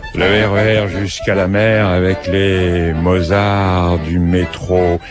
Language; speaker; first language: French; native; French